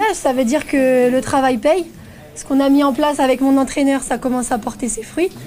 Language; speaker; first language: French; non-native, local second language; Arabic